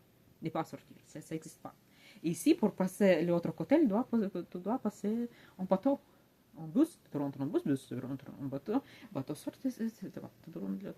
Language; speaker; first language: French; non-native, learner; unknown